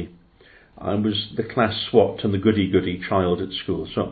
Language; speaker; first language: English; native; English